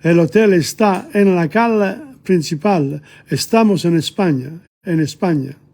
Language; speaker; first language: Spanish; non-native, fluent; English